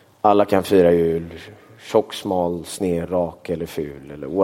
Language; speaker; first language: Swedish; early bilingual, other home language; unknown